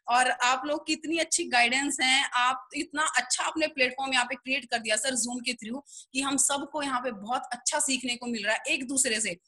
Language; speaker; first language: Hindi; native; Hindi